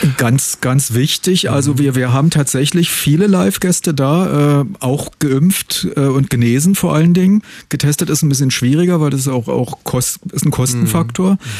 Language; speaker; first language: German; native; German